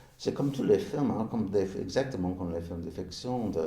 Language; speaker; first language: French; non-native, fluent; English